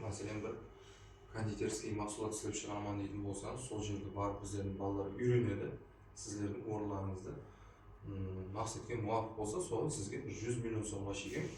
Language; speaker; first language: Uzbek; non-native, local second language; Kara-Kalpak